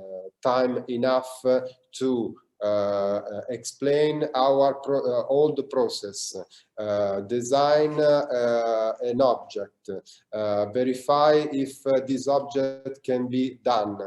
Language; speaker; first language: English; non-native, learner; Italian